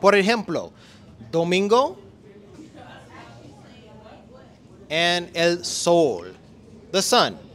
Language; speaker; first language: Spanish; non-native, learner; English